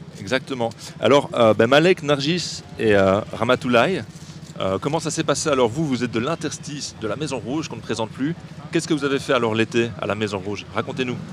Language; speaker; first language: French; native; French